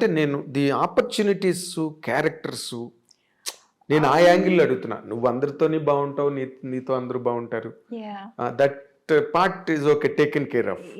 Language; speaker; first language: Telugu; native; Telugu